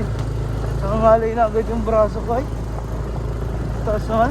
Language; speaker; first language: Filipino; native; Filipino